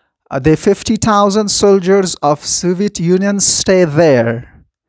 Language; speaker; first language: English; non-native, fluent; Persian